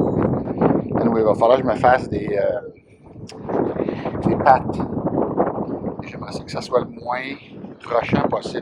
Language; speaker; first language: French; native; French